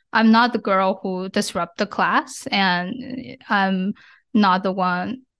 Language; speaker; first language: English; non-native, fluent; Chinese